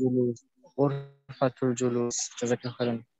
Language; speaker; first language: Arabic; non-native, learner; German